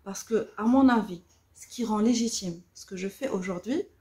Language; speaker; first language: French; non-native, local second language; Arabic